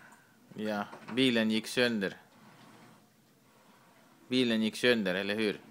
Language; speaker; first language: Swedish; non-native, learner; Estonian